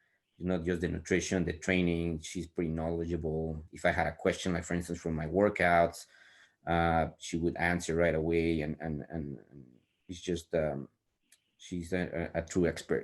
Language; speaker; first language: English; non-native, fluent; Spanish